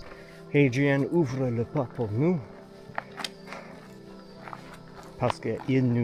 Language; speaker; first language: French; non-native, learner; English